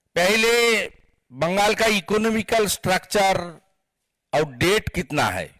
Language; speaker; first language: Hindi; non-native, local second language; Bangla